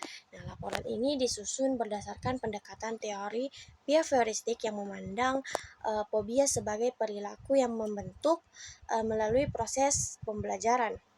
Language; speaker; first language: Indonesian; native; Indonesian